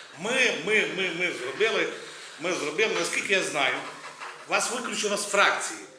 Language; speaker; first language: Ukrainian; native; Ukrainian